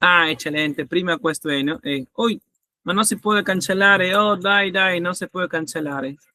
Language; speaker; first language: Italian; non-native, learner; Spanish